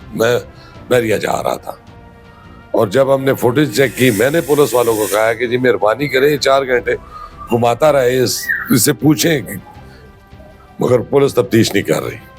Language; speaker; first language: Urdu; non-native, local second language; Pashto